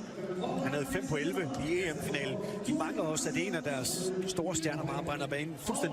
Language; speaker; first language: Danish; native; Danish